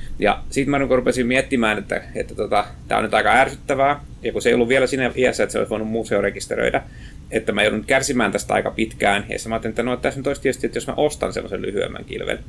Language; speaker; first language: Finnish; native; Finnish